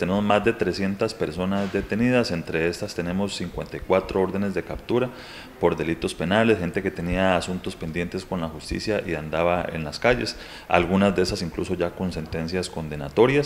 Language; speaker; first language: Spanish; native; Spanish